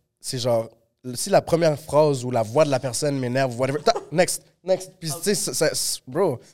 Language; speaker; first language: French; early bilingual, other home language; Spanish